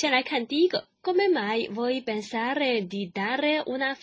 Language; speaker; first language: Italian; non-native, fluent; Chinese